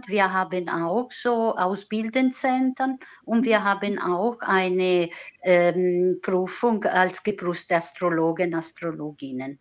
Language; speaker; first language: German; non-native, fluent; Italian